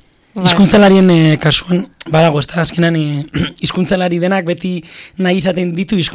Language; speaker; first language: Basque; native; Basque